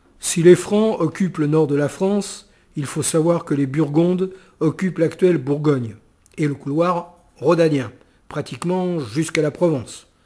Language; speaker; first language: French; native; French